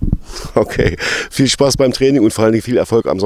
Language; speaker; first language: German; native; German